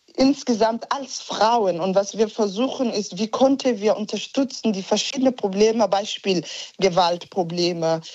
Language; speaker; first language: German; non-native, learner; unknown